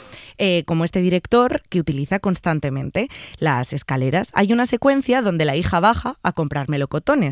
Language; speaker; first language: Spanish; native; Spanish